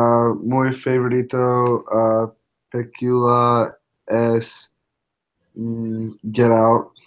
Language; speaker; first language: Spanish; non-native, learner; English